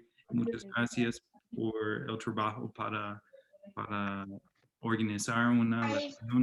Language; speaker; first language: Spanish; non-native, fluent; English